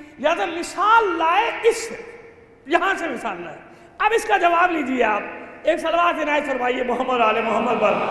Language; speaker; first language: Urdu; native; Urdu